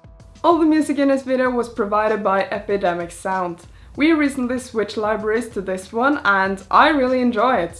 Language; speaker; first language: English; non-native, fluent; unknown